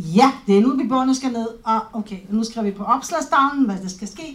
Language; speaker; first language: Danish; non-native, fluent; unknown